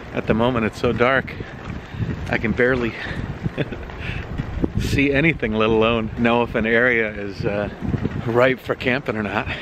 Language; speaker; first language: English; native; English